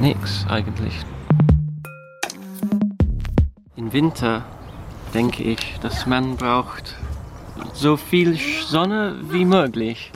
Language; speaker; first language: German; non-native, fluent; English